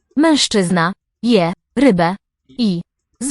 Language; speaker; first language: Polish; non-native, learner; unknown